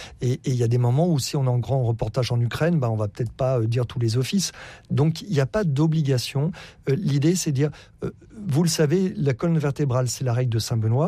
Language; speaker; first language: French; native; French